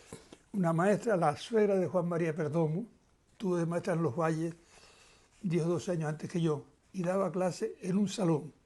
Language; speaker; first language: Spanish; native; Spanish